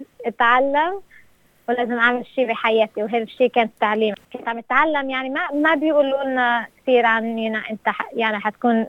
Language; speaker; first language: Arabic; early bilingual, heritage; Arabic